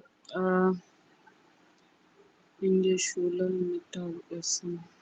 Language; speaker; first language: German; non-native, learner; Urdu